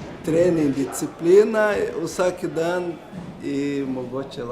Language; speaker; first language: Slovenian; non-native, learner; Portuguese